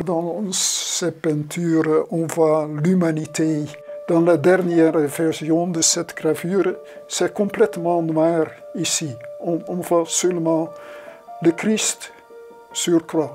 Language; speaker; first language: French; non-native, fluent; Dutch